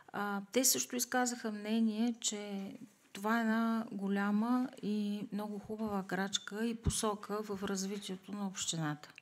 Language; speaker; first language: Bulgarian; native; Bulgarian